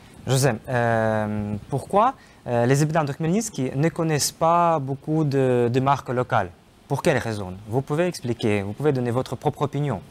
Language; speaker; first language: French; non-native, fluent; Ukrainian